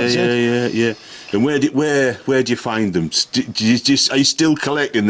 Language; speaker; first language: English; native; English